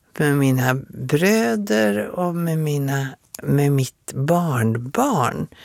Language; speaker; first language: Swedish; native; Swedish